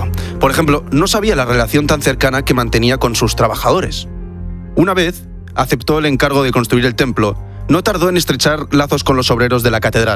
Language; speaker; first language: Spanish; native; Spanish